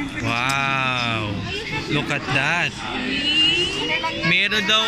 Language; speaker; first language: English; non-native, local second language; Filipino